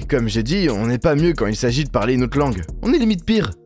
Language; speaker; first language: French; native; French